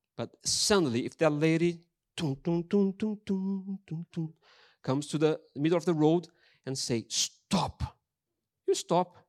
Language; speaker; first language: English; non-native, fluent; Portuguese